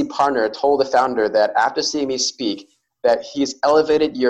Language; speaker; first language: English; native; English